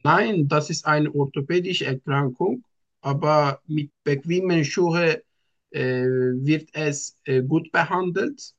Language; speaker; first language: German; non-native, learner; Turkish